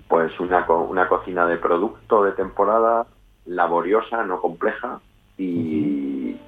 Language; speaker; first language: Spanish; native; Spanish